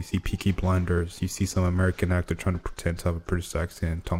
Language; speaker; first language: English; non-native, local second language; Igbo